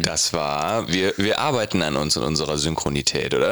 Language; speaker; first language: German; native; German